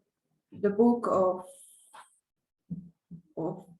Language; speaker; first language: English; non-native, learner; Spanish